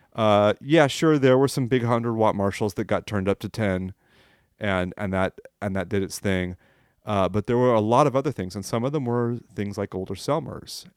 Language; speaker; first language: English; non-native, fluent; French